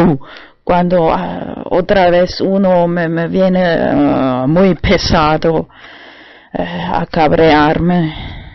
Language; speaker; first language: Spanish; non-native, learner; German